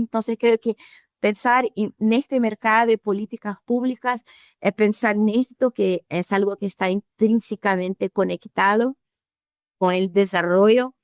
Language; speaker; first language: Spanish; non-native, fluent; Portuguese